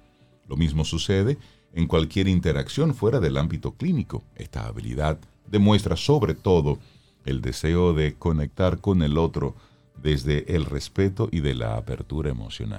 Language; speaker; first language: Spanish; native; Spanish